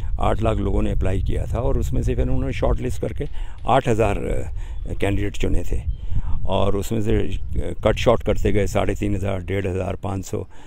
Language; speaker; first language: Hindi; native; Hindi